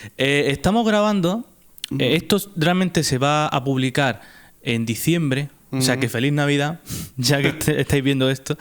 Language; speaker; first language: Spanish; native; Spanish